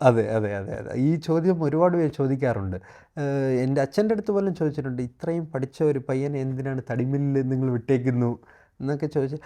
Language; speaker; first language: Malayalam; non-native, local second language; Tamil